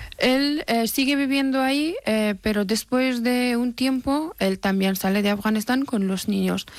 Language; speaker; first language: Spanish; non-native, fluent; Persian